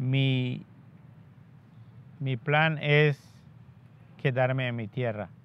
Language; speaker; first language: Spanish; non-native, local second language; Yucateco